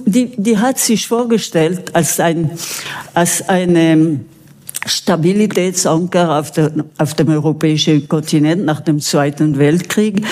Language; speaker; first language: German; non-native, local second language; French